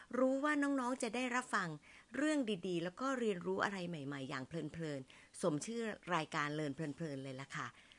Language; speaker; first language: Thai; native; Thai